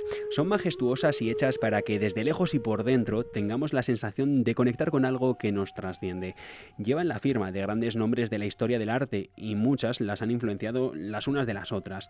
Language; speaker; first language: Spanish; native; Spanish